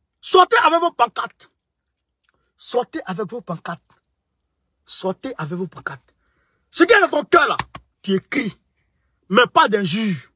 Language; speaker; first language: French; non-native, local second language; Bambara